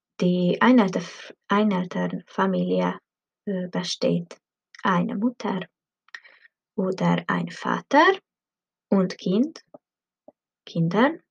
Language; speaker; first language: German; non-native, learner; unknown